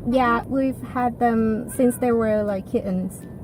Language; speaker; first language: English; non-native, fluent; Thai